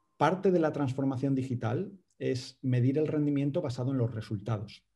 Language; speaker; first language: Spanish; native; Spanish